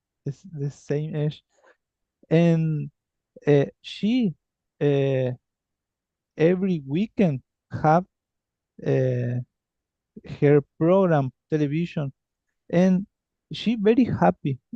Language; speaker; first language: English; non-native, learner; Spanish